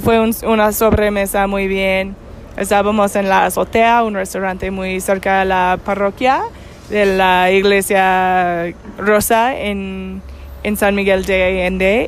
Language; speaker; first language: Spanish; non-native, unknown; English